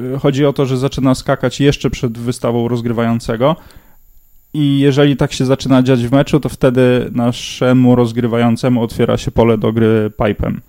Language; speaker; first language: Polish; native; Polish